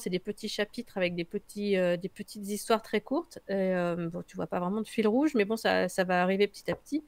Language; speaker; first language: French; native; French